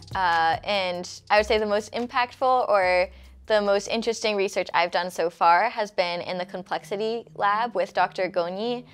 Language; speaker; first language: English; native; English